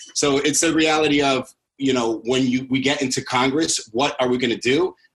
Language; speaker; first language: English; early bilingual, other home language; Spanish